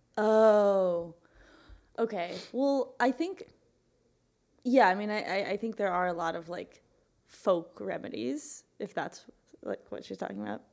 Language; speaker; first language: English; native; English